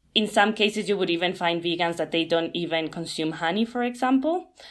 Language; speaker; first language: English; non-native, fluent; Spanish